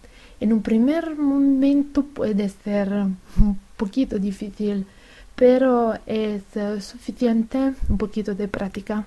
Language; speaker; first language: Spanish; non-native, fluent; Italian